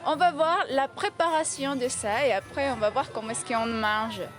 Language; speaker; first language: French; non-native, fluent; Spanish